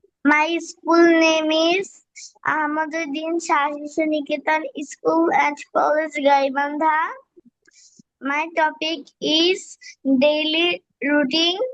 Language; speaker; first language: English; non-native, learner; Bangla